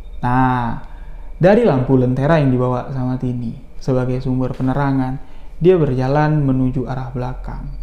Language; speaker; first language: Indonesian; native; Indonesian